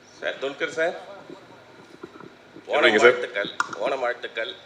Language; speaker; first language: Tamil; native; Tamil